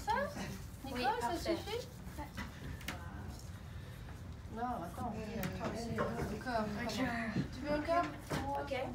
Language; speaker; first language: French; non-native, fluent; German